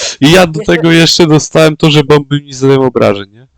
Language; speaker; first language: Polish; native; Polish